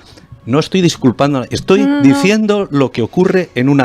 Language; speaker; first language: Spanish; native; Spanish